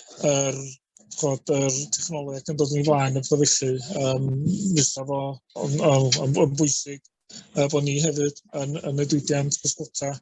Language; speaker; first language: Welsh; native; Welsh